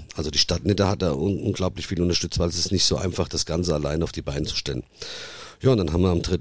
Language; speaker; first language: German; early bilingual, other home language; Italian